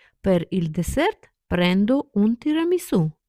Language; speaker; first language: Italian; non-native, fluent; Ukrainian